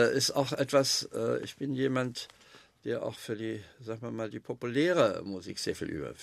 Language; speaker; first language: German; native; German